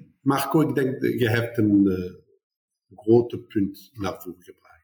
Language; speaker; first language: Dutch; non-native, fluent; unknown